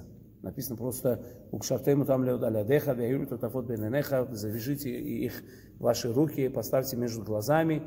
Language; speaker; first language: Russian; early bilingual, heritage; Russian